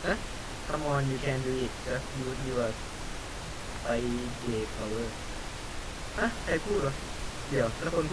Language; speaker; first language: Thai; native; Thai